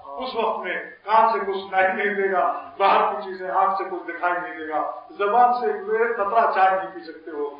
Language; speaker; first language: Urdu; native; Urdu